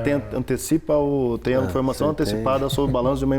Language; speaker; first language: Portuguese; native; Portuguese